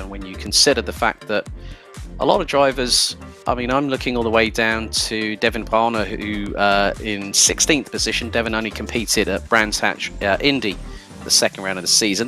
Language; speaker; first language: English; native; English